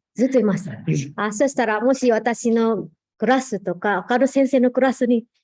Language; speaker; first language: Japanese; non-native, fluent; Indonesian